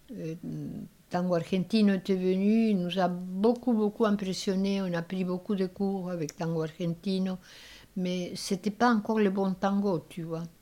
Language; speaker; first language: French; non-native, fluent; Spanish